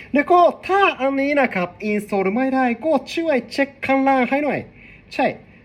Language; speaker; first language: Thai; non-native, learner; Japanese